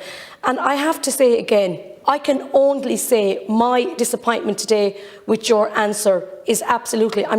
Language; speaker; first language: English; native; English